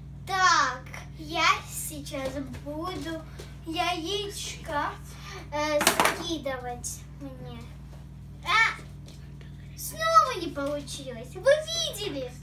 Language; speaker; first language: Russian; early bilingual, heritage; Russian